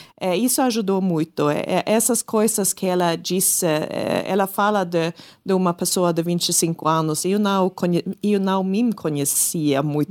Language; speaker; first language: Portuguese; non-native, learner; Swedish